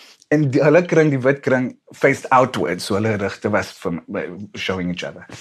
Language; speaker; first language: English; non-native, local second language; Afrikaans